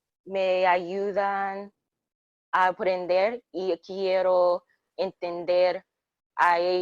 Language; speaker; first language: Spanish; non-native, learner; English